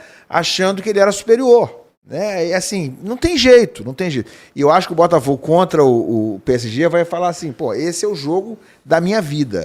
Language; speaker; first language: Portuguese; native; Portuguese